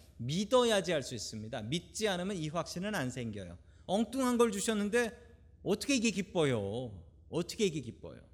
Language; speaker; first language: Korean; native; Korean